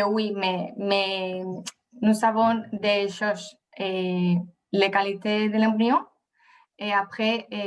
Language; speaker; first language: French; non-native, fluent; Spanish